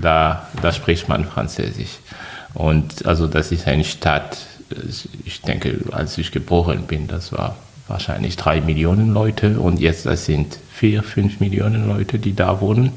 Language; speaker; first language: German; non-native, fluent; French